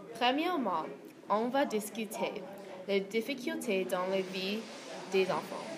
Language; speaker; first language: French; non-native, learner; English